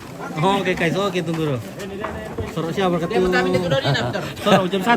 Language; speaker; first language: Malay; non-native, local second language; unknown